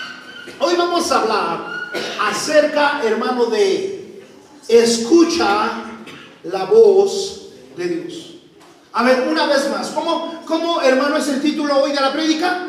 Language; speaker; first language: Spanish; native; Spanish